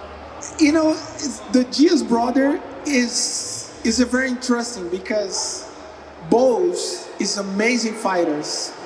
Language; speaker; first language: English; non-native, learner; Portuguese